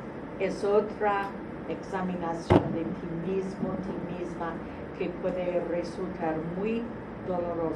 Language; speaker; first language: Spanish; non-native, fluent; English